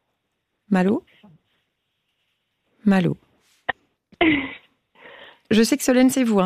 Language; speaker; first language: French; native; French